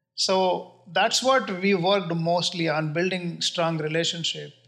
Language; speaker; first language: English; non-native, local second language; Kannada